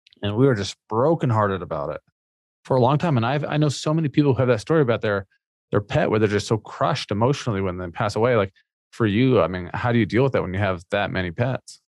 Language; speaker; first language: English; native; English